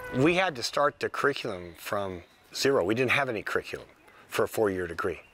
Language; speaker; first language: English; native; English